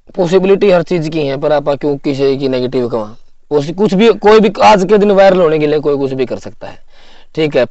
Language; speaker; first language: Hindi; native; Hindi